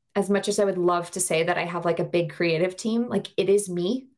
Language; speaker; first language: English; native; English